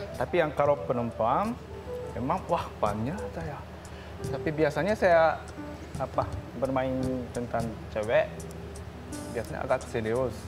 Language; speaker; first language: Indonesian; non-native, learner; Japanese